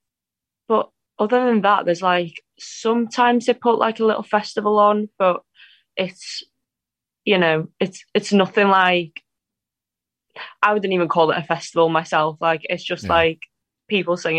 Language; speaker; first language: English; native; English